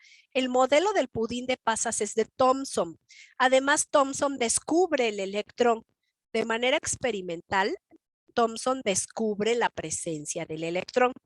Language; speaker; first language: Spanish; native; Spanish